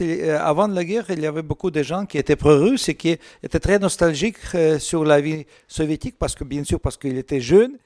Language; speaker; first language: French; non-native, learner; Russian